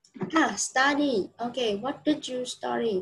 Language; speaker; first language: English; non-native, fluent; Vietnamese